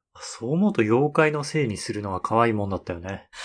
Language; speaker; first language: Japanese; native; Japanese